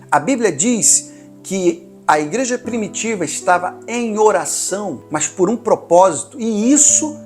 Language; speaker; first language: Portuguese; native; Portuguese